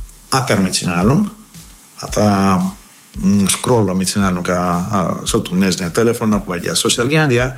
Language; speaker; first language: Hungarian; non-native, learner; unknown